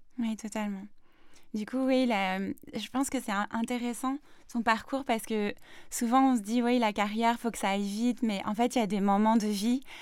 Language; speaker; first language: French; native; French